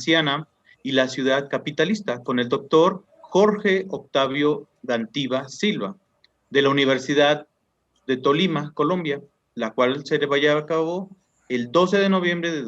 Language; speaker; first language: Spanish; native; Spanish